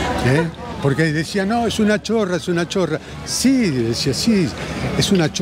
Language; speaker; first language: Spanish; native; Spanish